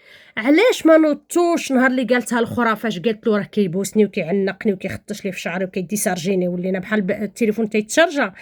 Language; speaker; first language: Arabic; native; Arabic